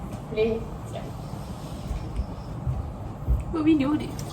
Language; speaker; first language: Malay; native; Malay